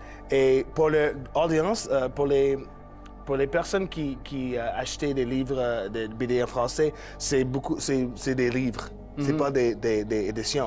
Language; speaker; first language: French; non-native, local second language; English